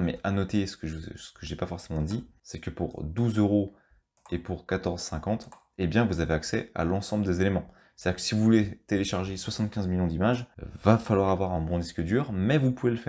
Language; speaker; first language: French; native; French